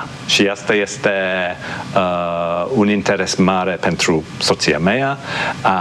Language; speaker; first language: Romanian; non-native, fluent; English